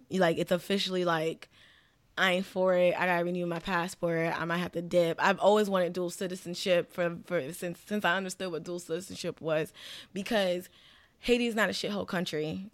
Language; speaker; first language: English; native; English